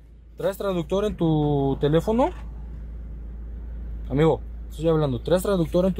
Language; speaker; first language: Spanish; native; Spanish